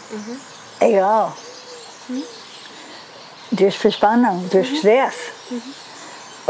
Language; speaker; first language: German; non-native, fluent; English